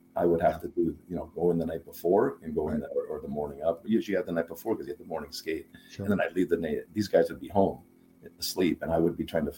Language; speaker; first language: English; non-native, fluent; German